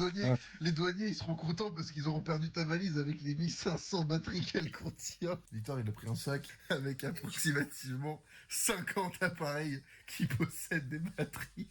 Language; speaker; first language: French; native; French